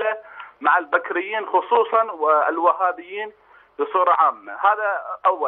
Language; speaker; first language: Arabic; native; Arabic